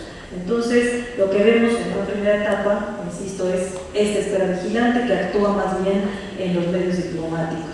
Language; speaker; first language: Spanish; native; Spanish